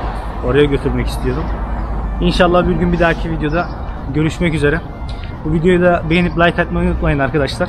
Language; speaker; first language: Turkish; native; Turkish